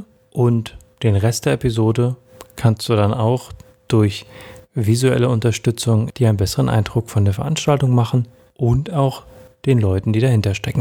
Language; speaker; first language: German; native; German